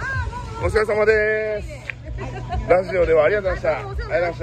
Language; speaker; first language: Japanese; native; Japanese